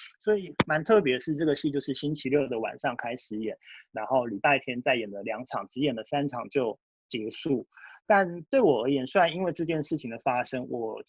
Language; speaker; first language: Chinese; early bilingual, heritage; Japanese